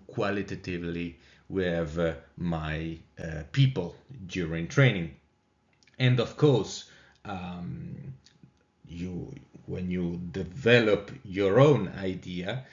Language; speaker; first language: English; non-native, fluent; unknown